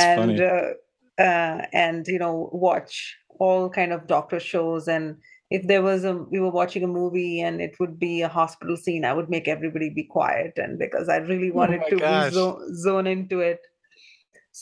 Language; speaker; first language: English; non-native, local second language; Punjabi